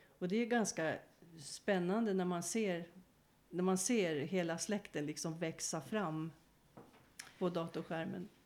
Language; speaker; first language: Swedish; native; Swedish